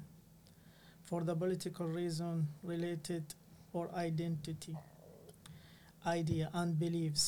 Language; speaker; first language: English; non-native, learner; Arabic